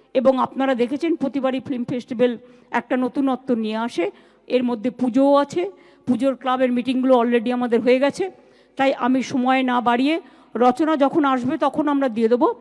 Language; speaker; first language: Bangla; native; Bangla